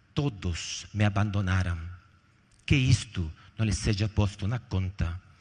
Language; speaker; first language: Portuguese; non-native, fluent; Spanish